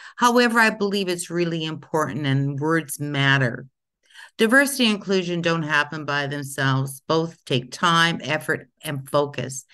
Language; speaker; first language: English; native; English